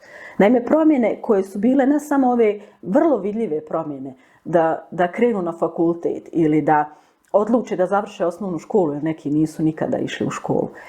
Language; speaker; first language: Bosnian; native; Bosnian